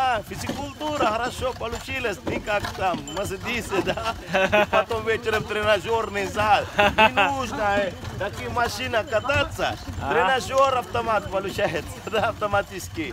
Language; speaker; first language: Russian; non-native, learner; Sinhala